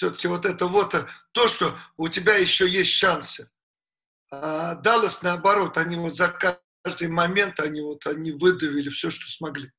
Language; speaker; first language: Russian; native; Russian